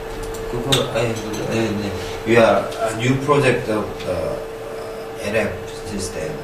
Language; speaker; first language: English; non-native, learner; Korean